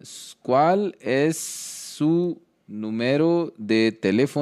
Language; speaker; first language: Spanish; non-native, learner; Hindi